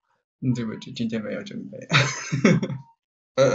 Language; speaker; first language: Chinese; non-native, learner; Japanese